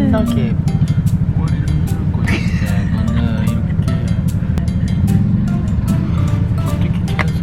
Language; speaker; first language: Korean; non-native, learner; Japanese